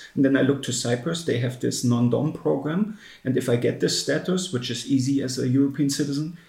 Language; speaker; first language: English; non-native, fluent; German